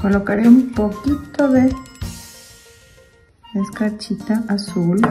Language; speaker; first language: Spanish; native; Spanish